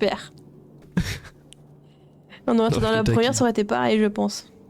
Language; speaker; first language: French; native; French